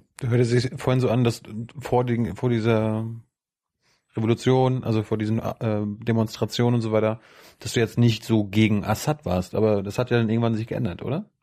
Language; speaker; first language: German; native; German